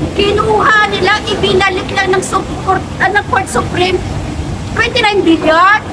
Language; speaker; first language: Filipino; non-native, local second language; Hiligaynon